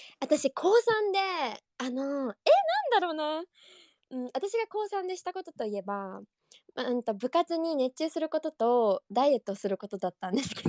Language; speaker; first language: Japanese; native; Japanese